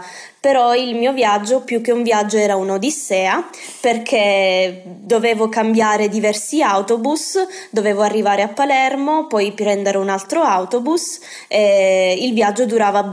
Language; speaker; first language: Italian; native; Italian